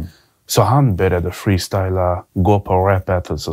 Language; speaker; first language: Swedish; early bilingual, other home language; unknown